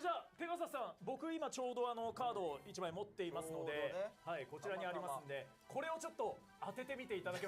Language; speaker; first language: Japanese; native; Japanese